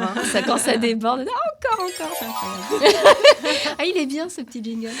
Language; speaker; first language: French; native; French